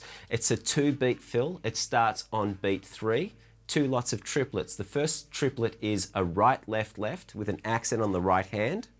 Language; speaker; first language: English; native; English